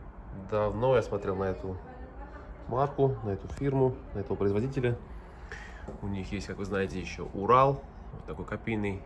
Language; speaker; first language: Russian; native; Russian